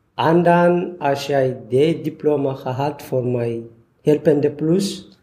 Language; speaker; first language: Dutch; non-native, fluent; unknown